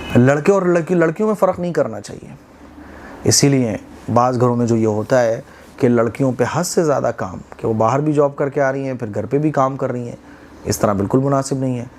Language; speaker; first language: Urdu; native; Urdu